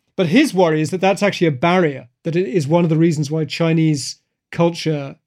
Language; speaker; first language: English; native; English